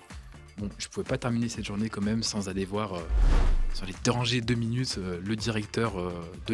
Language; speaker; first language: French; native; French